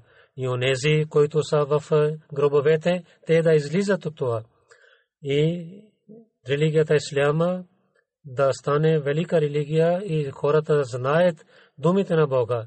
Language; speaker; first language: Bulgarian; non-native, learner; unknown